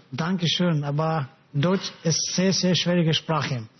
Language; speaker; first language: German; non-native, learner; Pashto